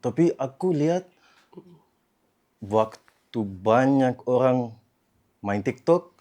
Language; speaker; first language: Indonesian; early bilingual, heritage; Dutch